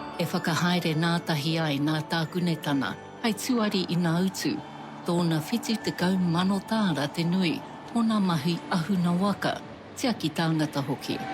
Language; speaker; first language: Māori; native; Māori